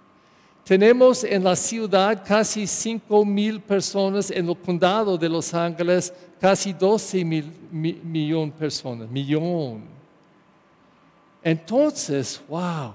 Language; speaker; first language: Spanish; non-native, learner; English